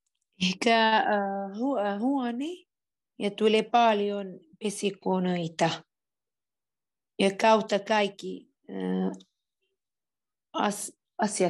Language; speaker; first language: Finnish; non-native, learner; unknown